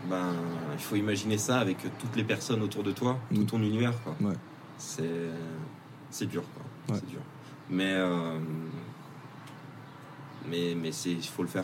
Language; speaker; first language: French; native; French